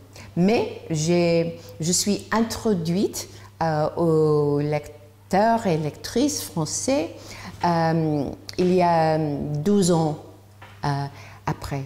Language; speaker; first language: French; non-native, learner; English